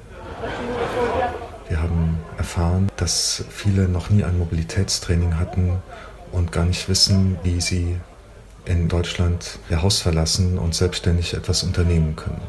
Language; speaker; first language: German; native; German